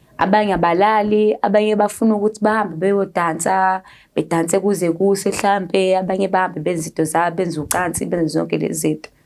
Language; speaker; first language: Zulu; non-native, fluent; Swahili